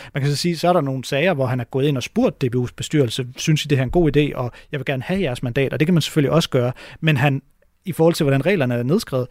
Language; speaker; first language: Danish; native; Danish